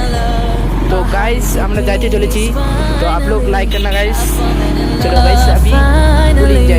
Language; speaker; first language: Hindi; non-native, local second language; Bangla